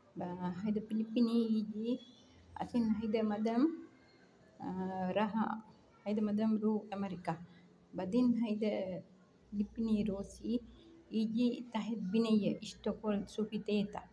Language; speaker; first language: Arabic; non-native, learner; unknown